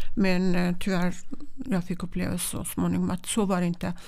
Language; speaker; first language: Swedish; non-native, fluent; Persian